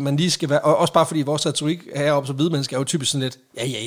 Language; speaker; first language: Danish; native; Danish